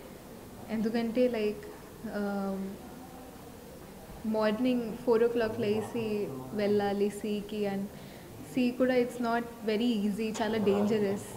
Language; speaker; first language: Telugu; non-native, local second language; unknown